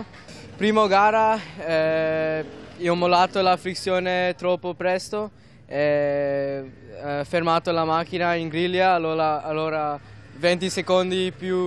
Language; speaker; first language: Italian; non-native, learner; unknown